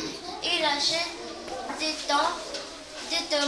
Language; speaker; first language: French; non-native, learner; Arabic